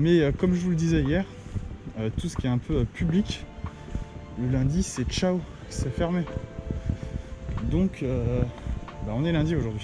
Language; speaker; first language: French; native; French